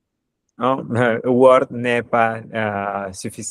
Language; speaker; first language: French; non-native, learner; Spanish